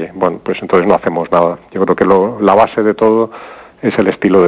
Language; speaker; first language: Spanish; native; Spanish